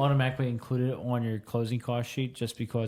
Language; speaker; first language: English; native; English